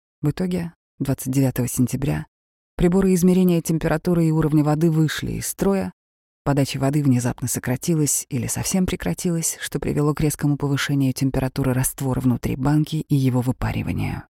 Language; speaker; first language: Russian; native; Russian